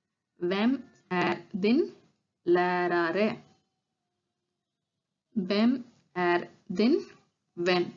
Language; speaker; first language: Swedish; non-native, learner; Tamil